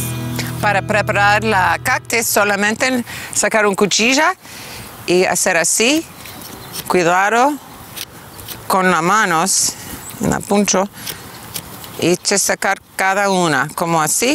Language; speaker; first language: Spanish; non-native, learner; English